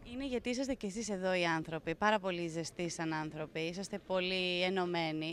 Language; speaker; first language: Greek; native; Greek